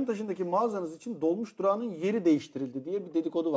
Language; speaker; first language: Turkish; native; Turkish